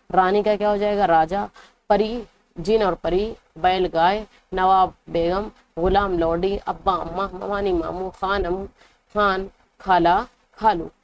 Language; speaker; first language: Urdu; native; Urdu